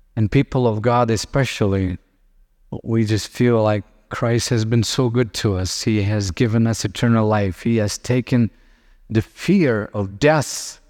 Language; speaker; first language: English; non-native, fluent; Lithuanian